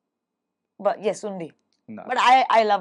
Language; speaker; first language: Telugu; non-native, fluent; Hindi